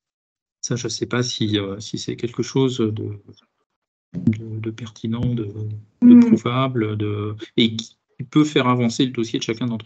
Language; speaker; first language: French; native; French